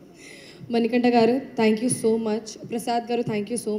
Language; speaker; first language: Telugu; non-native, learner; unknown